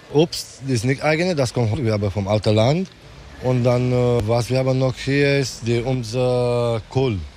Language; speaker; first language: German; non-native, learner; Romanian